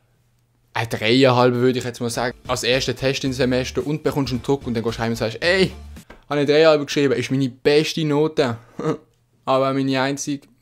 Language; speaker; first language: German; native; German